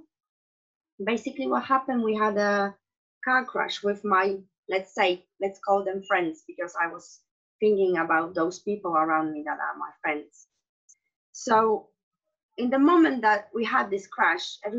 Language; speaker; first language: English; non-native, fluent; Polish